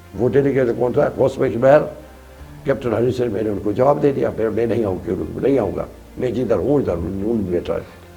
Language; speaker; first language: Urdu; non-native, local second language; Sindhi